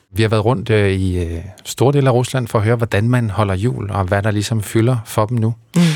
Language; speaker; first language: Danish; native; Danish